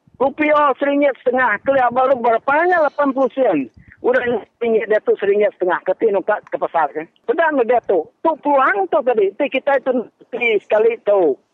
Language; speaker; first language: Malay; native; Malay